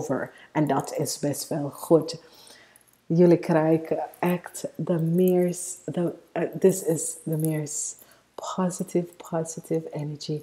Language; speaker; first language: Dutch; non-native, fluent; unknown